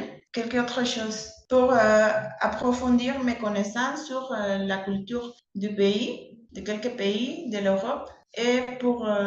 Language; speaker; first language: French; non-native, learner; Spanish